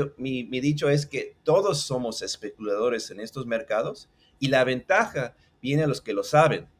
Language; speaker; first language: Spanish; early bilingual, other home language; English